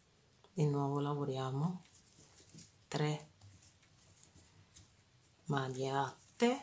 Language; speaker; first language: Italian; non-native, fluent; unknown